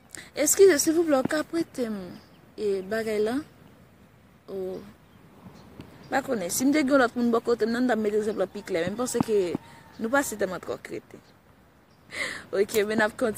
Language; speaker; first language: French; non-native, learner; Haitian Creole